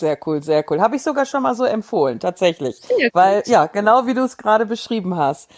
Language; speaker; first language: German; native; German